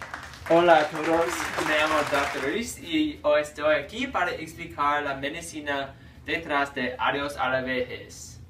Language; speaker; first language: Spanish; non-native, learner; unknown